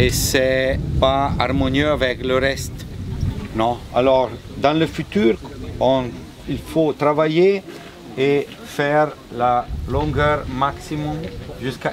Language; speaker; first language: French; non-native, fluent; Italian